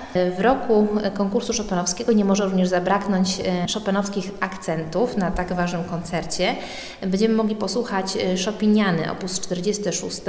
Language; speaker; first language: Polish; native; Polish